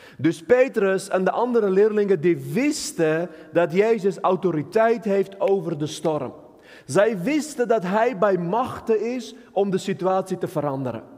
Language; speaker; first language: Dutch; non-native, fluent; Armenian